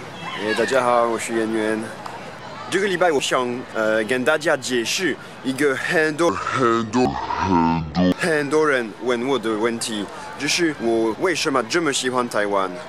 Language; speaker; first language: Chinese; non-native, fluent; French